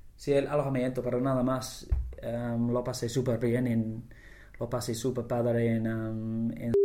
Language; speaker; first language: Spanish; non-native, fluent; English